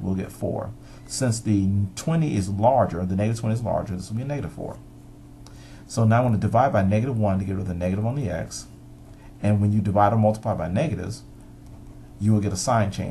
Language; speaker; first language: English; native; English